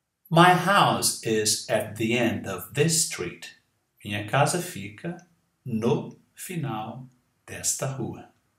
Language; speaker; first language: English; non-native, fluent; Portuguese